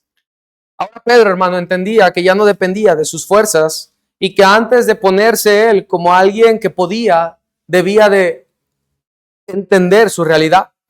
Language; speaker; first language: Spanish; native; Spanish